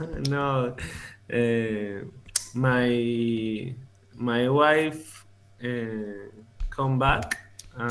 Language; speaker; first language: English; non-native, learner; Spanish